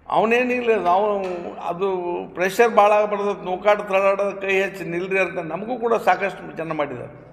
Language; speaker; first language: Kannada; native; Kannada